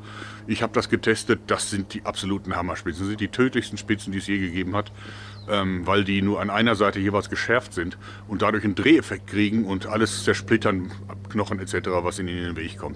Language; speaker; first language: German; native; German